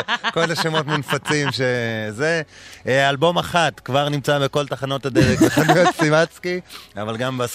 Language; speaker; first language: Hebrew; native; Hebrew